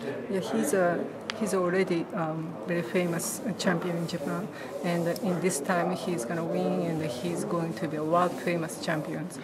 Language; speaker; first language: English; non-native, fluent; Japanese